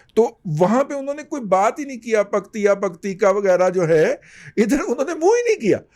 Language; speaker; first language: Urdu; non-native, local second language; Punjabi